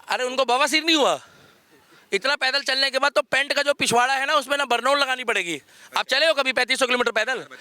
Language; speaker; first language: Hindi; native; Hindi